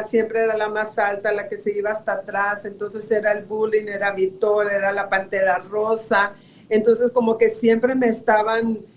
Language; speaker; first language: Spanish; native; Spanish